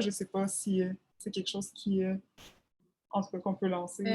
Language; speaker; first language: French; native; French